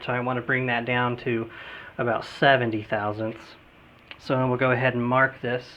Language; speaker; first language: English; native; English